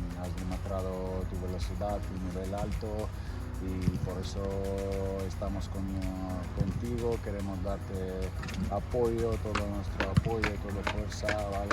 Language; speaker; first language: Spanish; non-native, fluent; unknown